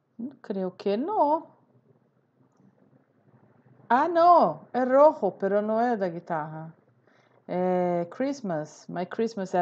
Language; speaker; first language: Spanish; non-native, learner; Portuguese